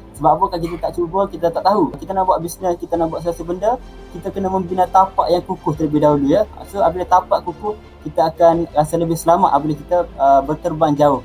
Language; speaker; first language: Malay; native; Malay